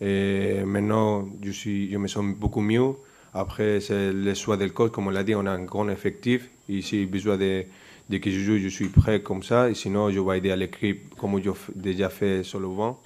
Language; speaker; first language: French; non-native, fluent; Spanish